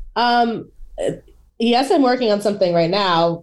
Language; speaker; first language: English; native; English